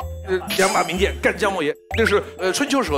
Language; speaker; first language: Chinese; native; Chinese